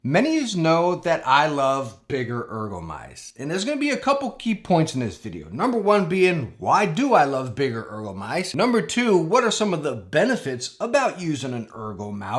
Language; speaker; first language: English; native; English